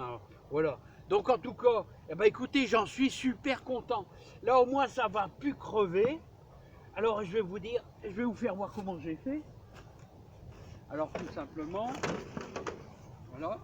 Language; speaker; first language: French; native; French